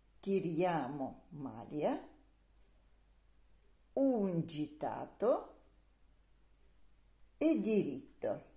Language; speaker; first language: Italian; non-native, learner; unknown